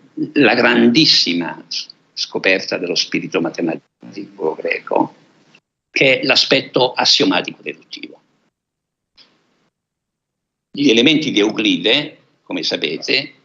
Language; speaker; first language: Italian; native; Italian